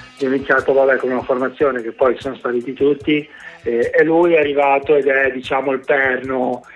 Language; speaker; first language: Italian; native; Italian